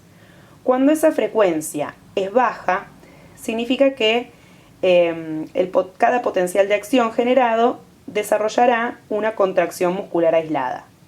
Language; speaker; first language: Spanish; native; Spanish